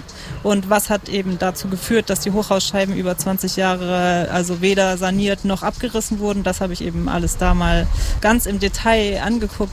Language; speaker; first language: German; native; German